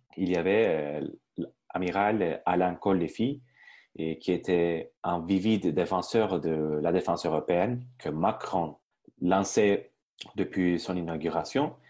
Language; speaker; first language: French; non-native, fluent; Turkish